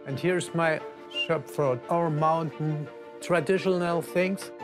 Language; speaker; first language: English; non-native, learner; German